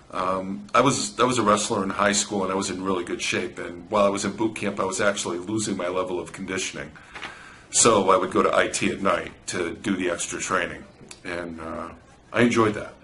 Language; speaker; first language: English; native; English